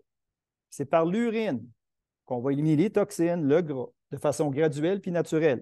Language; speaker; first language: French; native; French